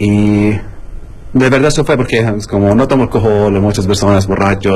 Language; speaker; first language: Spanish; non-native, learner; Arabic